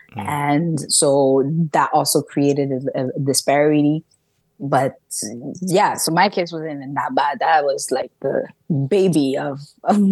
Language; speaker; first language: English; early bilingual, other home language; French